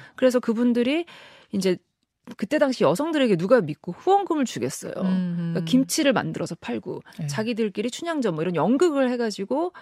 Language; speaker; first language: Korean; native; Korean